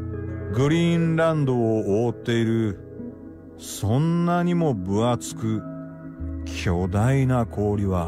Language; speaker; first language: Japanese; native; Japanese